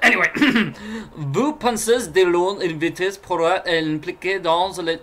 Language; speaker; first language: French; non-native, learner; English